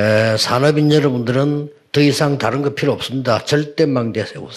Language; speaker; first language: Korean; native; Korean